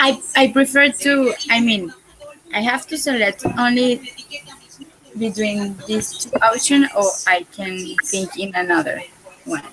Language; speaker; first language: English; non-native, learner; Spanish